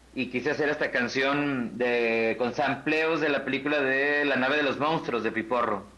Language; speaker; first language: Spanish; native; Spanish